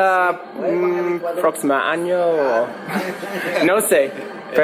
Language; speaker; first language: Spanish; non-native, learner; English